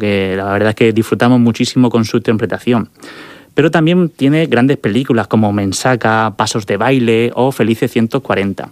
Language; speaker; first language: Spanish; native; Spanish